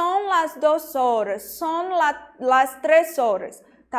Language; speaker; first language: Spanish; non-native, fluent; Portuguese